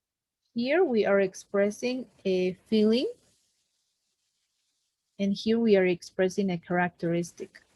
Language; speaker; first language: English; non-native, fluent; Spanish